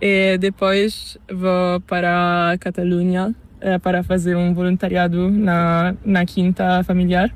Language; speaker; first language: Spanish; non-native, learner; Portuguese